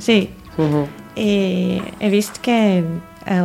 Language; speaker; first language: Catalan; non-native, fluent; English